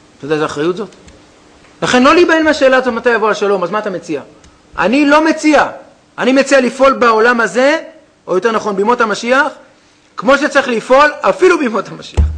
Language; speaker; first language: Hebrew; native; Hebrew